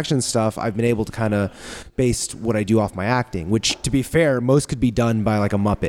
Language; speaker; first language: English; native; English